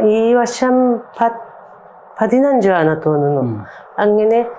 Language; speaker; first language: Malayalam; non-native, learner; Japanese